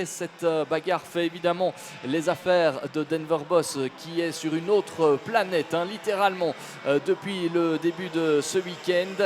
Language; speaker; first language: French; native; French